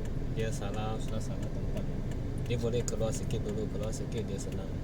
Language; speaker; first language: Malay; non-native, local second language; Chinese